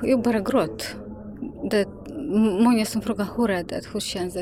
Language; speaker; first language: Swedish; non-native, learner; Ukrainian